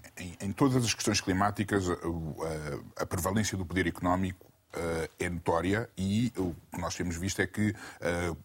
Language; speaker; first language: Portuguese; non-native, local second language; Kabuverdianu